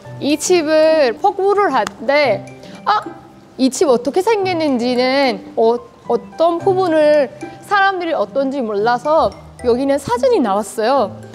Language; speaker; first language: Korean; non-native, fluent; Persian